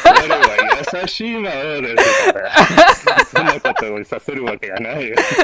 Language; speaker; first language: Japanese; non-native, learner; English